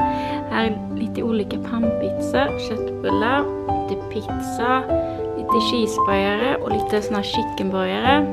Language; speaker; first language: Swedish; native; Swedish